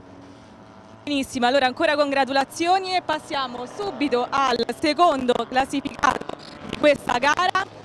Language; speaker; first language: Italian; native; Italian